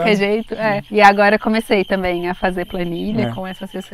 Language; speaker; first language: Portuguese; native; Portuguese